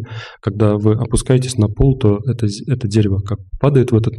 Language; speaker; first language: Russian; native; Russian